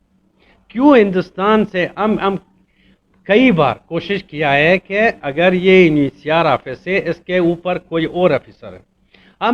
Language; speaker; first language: Hindi; non-native, fluent; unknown